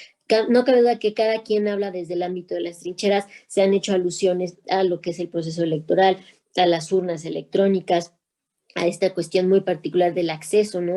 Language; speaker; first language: Spanish; native; Spanish